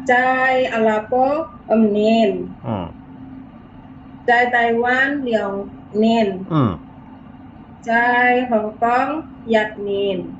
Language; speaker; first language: Cantonese; non-native, learner; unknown